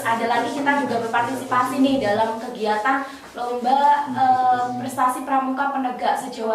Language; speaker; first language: Indonesian; native; Indonesian